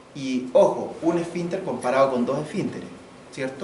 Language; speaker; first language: Spanish; native; Spanish